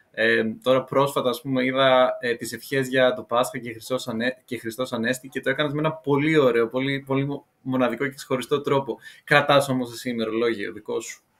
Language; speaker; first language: Greek; native; Greek